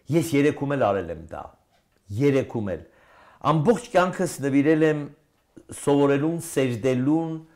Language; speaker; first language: Armenian; native; Armenian